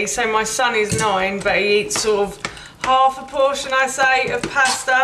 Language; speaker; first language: English; native; English